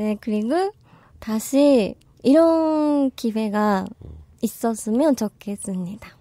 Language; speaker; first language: Korean; non-native, learner; Japanese